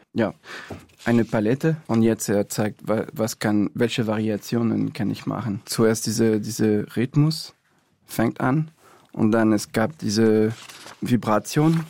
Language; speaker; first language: German; non-native, fluent; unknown